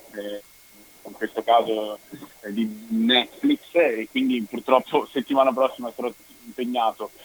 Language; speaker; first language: Italian; native; Italian